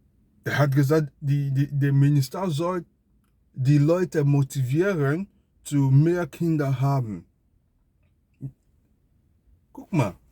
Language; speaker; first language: German; non-native, learner; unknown